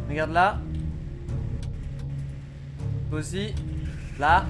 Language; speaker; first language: French; native; French